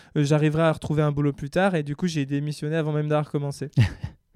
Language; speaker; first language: French; native; French